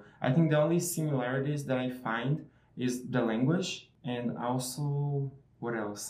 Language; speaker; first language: English; non-native, fluent; Portuguese